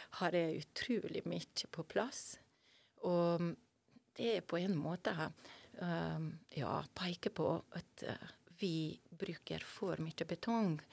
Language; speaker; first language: Norwegian; non-native, fluent; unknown